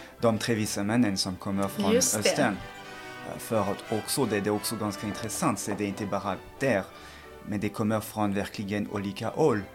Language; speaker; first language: Swedish; non-native, fluent; French